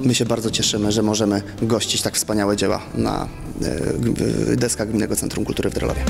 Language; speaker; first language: Polish; native; Polish